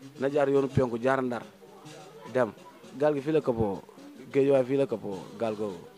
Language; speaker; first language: Wolof; native; Wolof